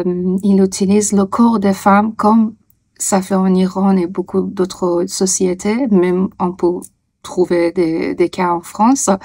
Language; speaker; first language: French; non-native, fluent; Persian